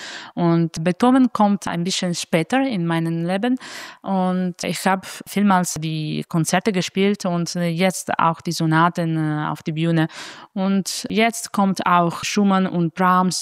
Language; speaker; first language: German; non-native, fluent; Italian